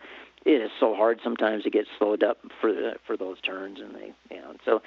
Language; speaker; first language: English; native; English